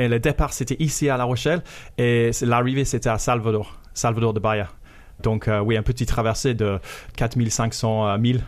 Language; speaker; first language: French; non-native, fluent; English